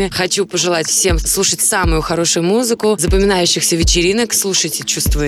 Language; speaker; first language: Russian; native; Russian